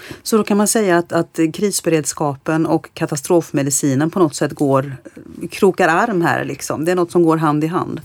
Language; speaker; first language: Swedish; native; Swedish